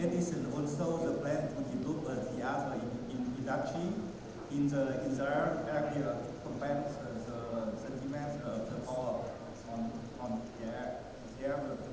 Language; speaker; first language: English; non-native, learner; Vietnamese